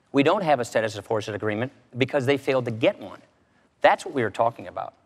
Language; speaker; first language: English; native; English